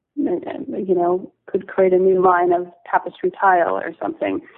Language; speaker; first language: English; native; English